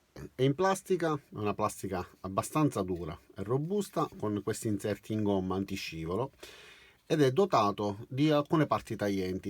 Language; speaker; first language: Italian; native; Italian